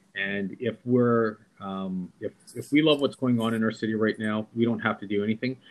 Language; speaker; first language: English; native; English